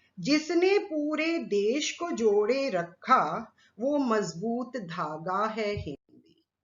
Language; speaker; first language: Hindi; native; Hindi